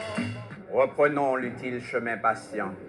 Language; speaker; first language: French; native; French